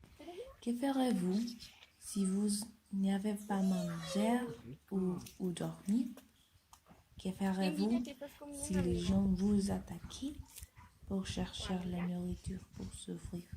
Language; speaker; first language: French; non-native, learner; Spanish